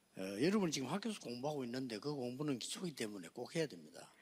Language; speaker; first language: Korean; native; Korean